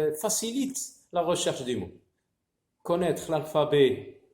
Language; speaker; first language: French; non-native, local second language; Arabic